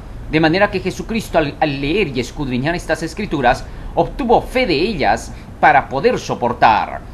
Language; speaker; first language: Spanish; native; Spanish